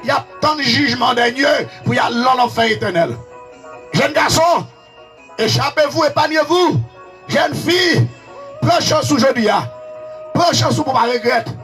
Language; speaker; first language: French; non-native, local second language; Haitian Creole